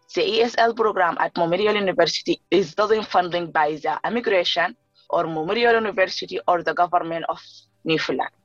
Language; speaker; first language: English; non-native, learner; Arabic